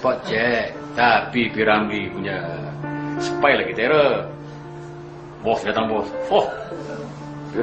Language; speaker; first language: Malay; native; Malay